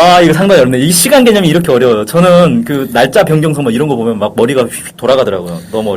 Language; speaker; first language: Korean; native; Korean